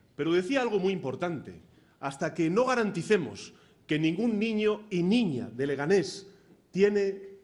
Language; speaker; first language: Spanish; native; Spanish